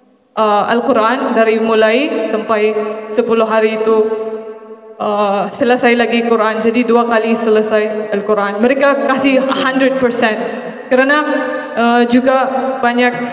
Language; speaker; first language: Indonesian; non-native, fluent; Maranao